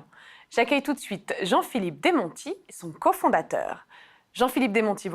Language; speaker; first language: French; native; French